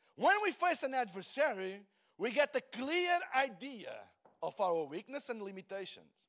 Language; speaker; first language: English; non-native, fluent; Portuguese